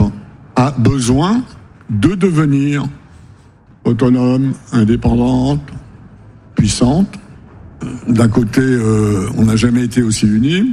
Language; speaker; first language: French; native; French